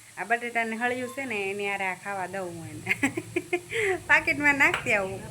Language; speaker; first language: Gujarati; native; Gujarati